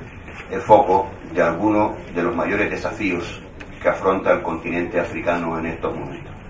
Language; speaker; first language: Spanish; native; Spanish